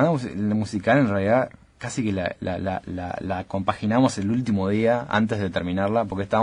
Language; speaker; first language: Spanish; native; Spanish